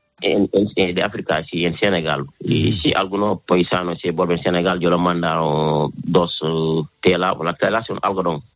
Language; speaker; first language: Spanish; non-native, learner; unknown